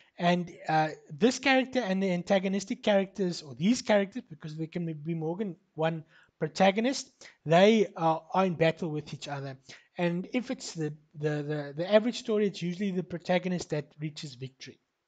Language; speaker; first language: English; non-native, local second language; Afrikaans